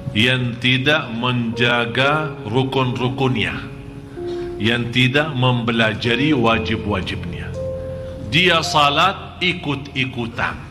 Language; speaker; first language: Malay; non-native, fluent; Arabic